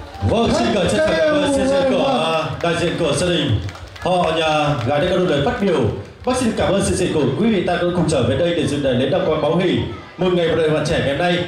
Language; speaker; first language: Vietnamese; native; Vietnamese